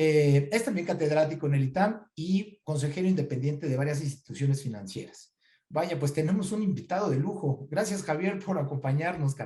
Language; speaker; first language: Spanish; native; Spanish